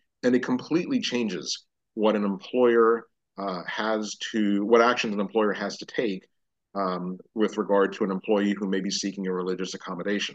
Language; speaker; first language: English; native; English